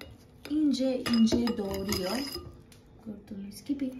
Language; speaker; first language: Turkish; non-native, fluent; Portuguese